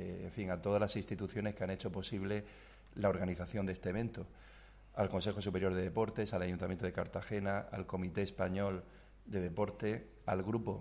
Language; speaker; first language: Spanish; native; Spanish